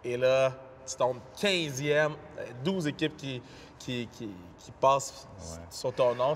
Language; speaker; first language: French; native; French